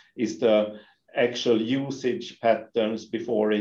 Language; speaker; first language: English; non-native, fluent; Swedish